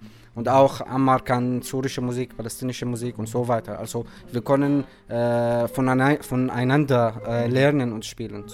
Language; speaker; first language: German; non-native, fluent; Arabic